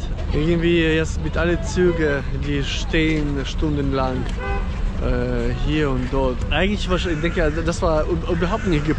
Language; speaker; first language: German; non-native, fluent; Ukrainian